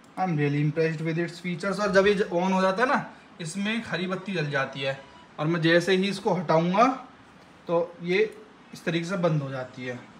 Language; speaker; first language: Hindi; native; Hindi